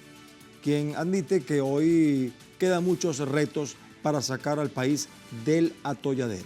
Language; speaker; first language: Spanish; native; Spanish